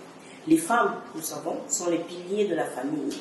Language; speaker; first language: French; native; French